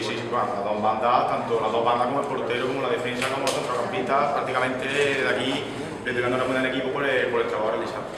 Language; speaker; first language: Spanish; native; Spanish